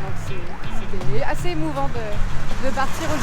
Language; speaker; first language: French; native; French